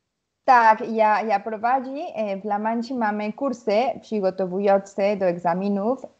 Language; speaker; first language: Polish; non-native, learner; Spanish